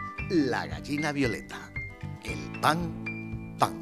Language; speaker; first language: Spanish; native; Spanish